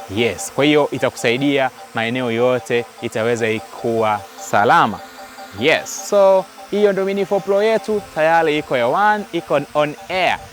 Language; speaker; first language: Swahili; native; Swahili